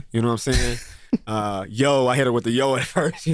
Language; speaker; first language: English; native; English